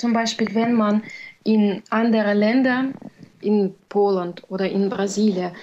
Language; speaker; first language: German; non-native, fluent; Russian